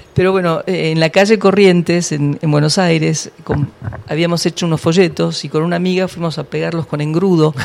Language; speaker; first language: Spanish; early bilingual, other home language; English